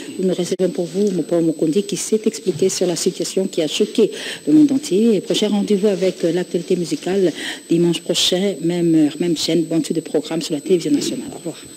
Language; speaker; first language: French; non-native, local second language; Lingala